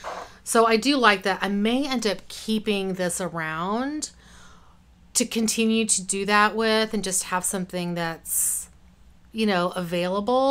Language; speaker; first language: English; native; English